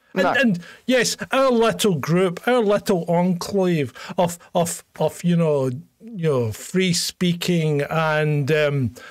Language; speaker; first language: English; native; English